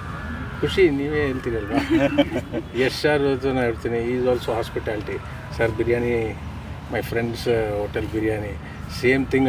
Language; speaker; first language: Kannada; non-native, learner; Telugu